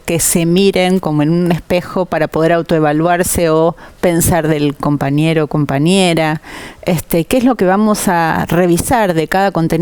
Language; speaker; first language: Spanish; native; Spanish